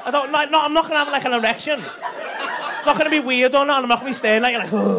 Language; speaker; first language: English; native; English